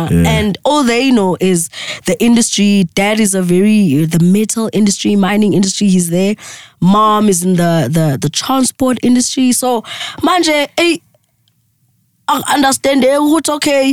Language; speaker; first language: English; non-native, local second language; Xhosa